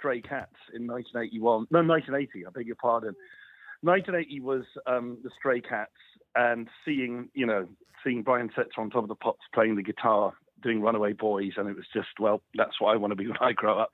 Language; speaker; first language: English; native; English